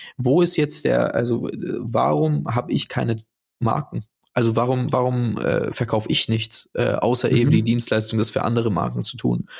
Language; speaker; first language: German; native; German